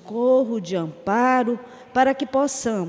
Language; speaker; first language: Portuguese; native; Portuguese